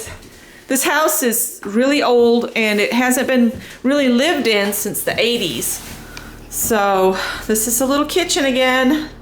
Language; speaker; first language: English; native; English